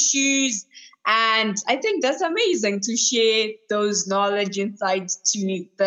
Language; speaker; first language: English; non-native, local second language; Shona